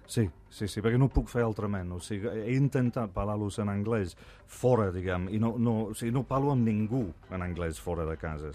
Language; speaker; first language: Catalan; non-native, fluent; English